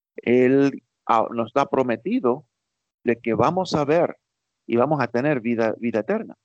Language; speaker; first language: Spanish; early bilingual, heritage; Spanish